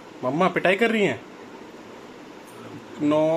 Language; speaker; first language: Hindi; native; Hindi